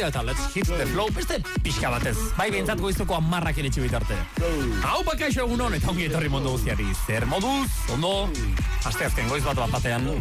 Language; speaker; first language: Basque; native; Basque